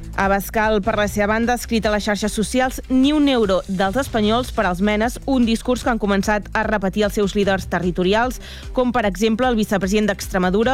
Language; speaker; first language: Catalan; native; Catalan